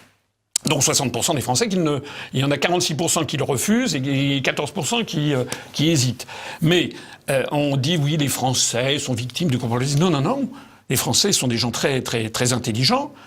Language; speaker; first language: French; native; French